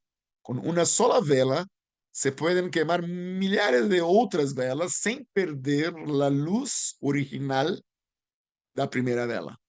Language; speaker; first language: Spanish; non-native, learner; Portuguese